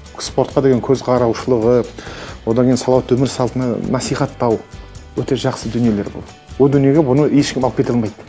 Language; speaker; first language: Kazakh; non-native, local second language; Karachay-Balkar